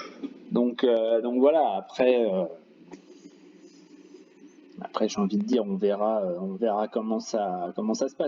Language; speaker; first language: French; native; French